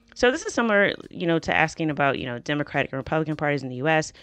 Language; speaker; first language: English; native; English